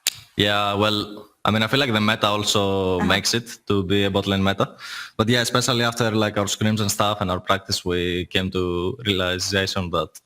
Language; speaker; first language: English; non-native, fluent; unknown